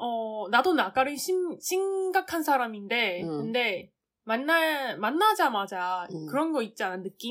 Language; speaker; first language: Korean; non-native, learner; Chinese